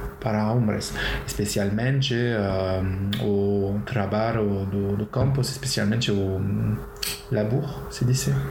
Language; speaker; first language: Portuguese; non-native, learner; French